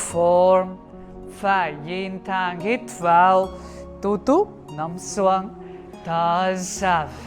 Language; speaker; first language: Vietnamese; non-native, learner; Hindi